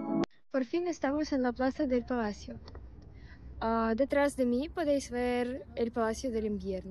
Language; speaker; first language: Spanish; non-native, fluent; Russian